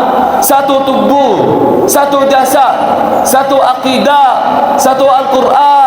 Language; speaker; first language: Indonesian; non-native, fluent; Arabic